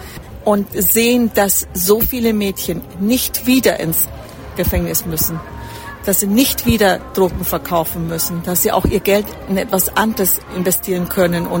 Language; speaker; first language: German; early bilingual, heritage; German